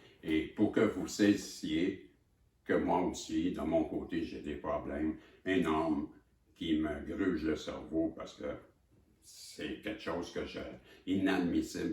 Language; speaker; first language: French; native; French